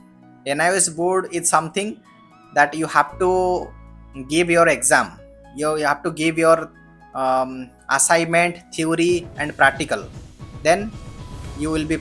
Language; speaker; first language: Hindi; non-native, local second language; Odia